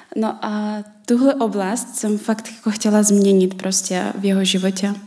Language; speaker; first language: Czech; non-native, fluent; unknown